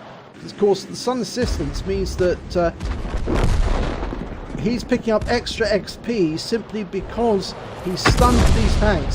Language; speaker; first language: English; native; English